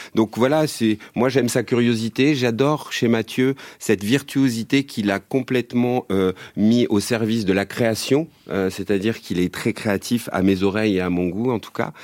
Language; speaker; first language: French; native; French